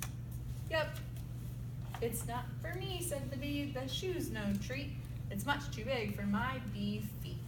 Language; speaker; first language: English; native; English